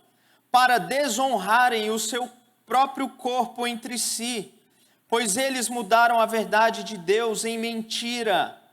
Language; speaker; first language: Portuguese; native; Portuguese